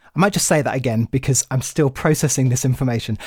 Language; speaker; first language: English; native; English